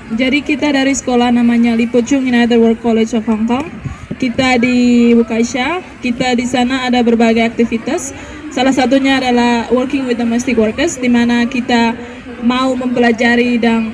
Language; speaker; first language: Indonesian; non-native, learner; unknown